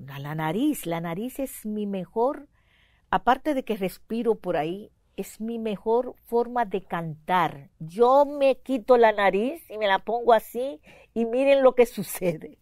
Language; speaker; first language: Spanish; native; Spanish